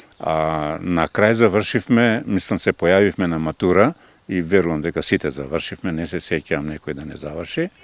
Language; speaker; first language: Macedonian; native; Macedonian